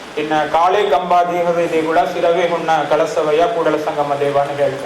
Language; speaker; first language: Kannada; non-native, local second language; Tamil